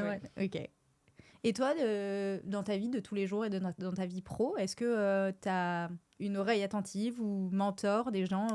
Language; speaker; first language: French; native; French